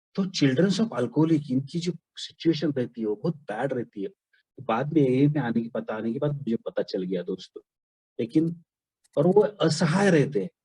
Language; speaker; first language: Hindi; non-native, local second language; Marathi